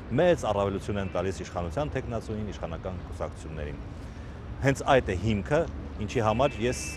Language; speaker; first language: Armenian; native; Armenian